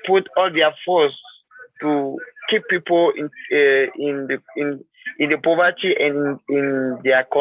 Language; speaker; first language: English; non-native, learner; French